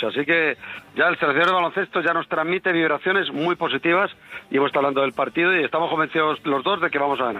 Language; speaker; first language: Spanish; native; Spanish